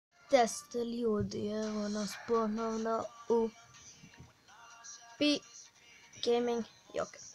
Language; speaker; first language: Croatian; early bilingual, heritage; Croatian